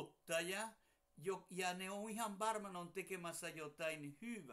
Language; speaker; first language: Finnish; non-native, fluent; Spanish